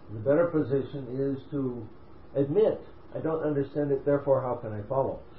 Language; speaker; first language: English; native; English